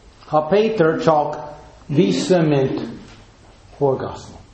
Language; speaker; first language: Hungarian; non-native, fluent; English